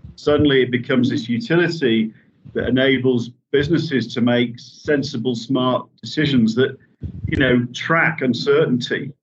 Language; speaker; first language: English; native; English